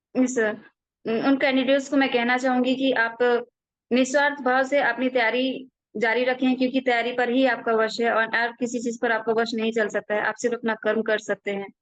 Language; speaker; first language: Hindi; native; Hindi